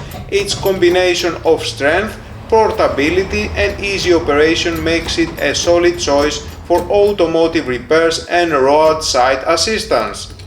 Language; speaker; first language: English; non-native, fluent; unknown